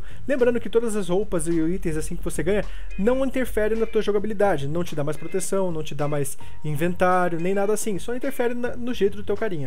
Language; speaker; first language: Portuguese; native; Portuguese